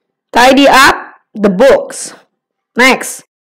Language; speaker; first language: English; non-native, fluent; Indonesian